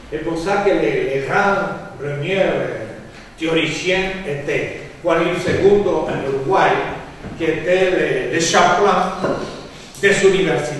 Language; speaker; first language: French; non-native, fluent; Spanish